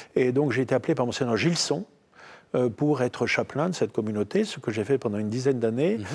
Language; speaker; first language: French; native; French